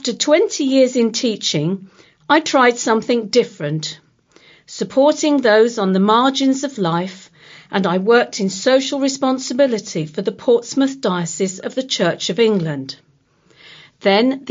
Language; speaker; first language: English; native; English